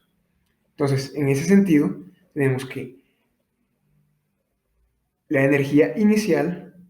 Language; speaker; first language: Spanish; native; Spanish